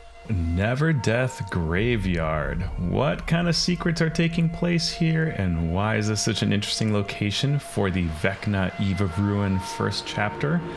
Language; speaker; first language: English; native; English